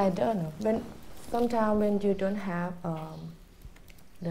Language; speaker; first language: English; non-native, learner; Thai